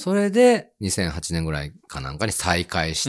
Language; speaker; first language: Japanese; native; Japanese